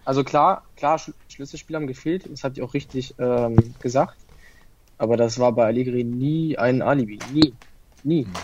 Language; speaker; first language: German; early bilingual, other home language; Italian